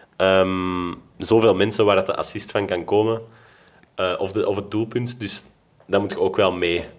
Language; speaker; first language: Dutch; native; Dutch